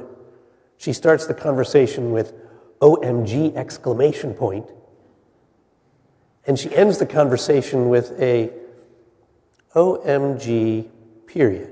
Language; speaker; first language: English; native; English